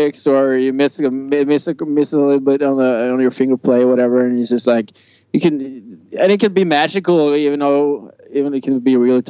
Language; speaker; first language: English; non-native, fluent; Norwegian